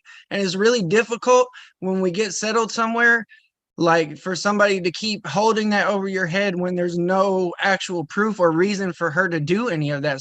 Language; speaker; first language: English; native; English